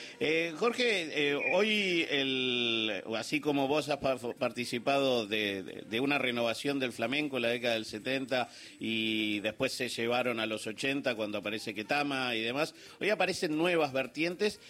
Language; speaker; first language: Spanish; native; Spanish